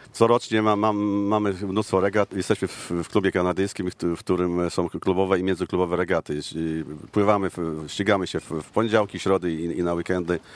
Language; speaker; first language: Polish; native; Polish